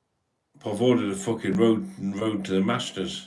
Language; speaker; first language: English; native; English